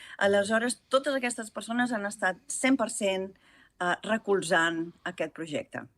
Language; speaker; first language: Catalan; native; Catalan